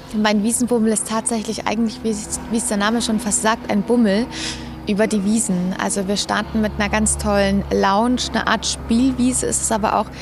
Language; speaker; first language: German; native; German